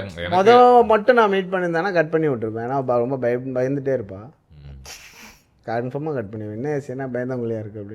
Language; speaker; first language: Tamil; native; Tamil